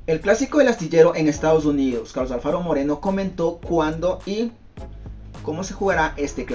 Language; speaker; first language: Spanish; native; Spanish